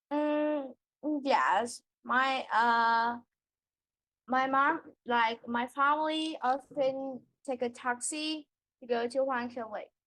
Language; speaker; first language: English; non-native, learner; Vietnamese